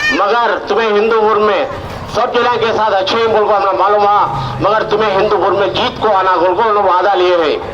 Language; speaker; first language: Hindi; non-native, local second language; Urdu